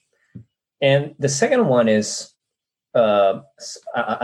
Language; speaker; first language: English; non-native, fluent; Japanese